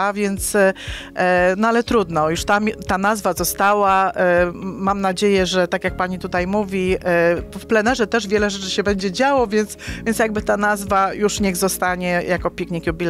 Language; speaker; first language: Polish; native; Polish